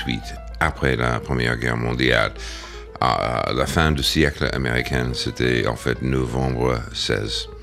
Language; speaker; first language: French; non-native, fluent; English